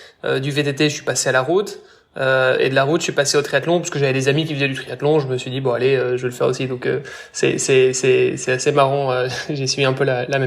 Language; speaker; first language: French; native; French